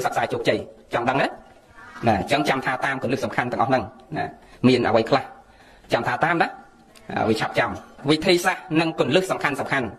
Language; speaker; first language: Khmer; native; Khmer